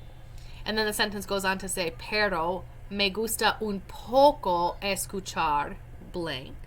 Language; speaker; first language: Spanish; non-native, fluent; English